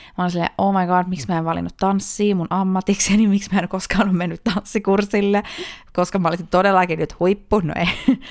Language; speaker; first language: Finnish; early bilingual, heritage; Finnish